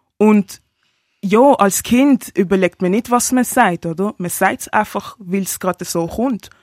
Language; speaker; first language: German; native; German